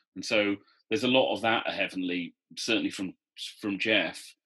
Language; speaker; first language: English; native; English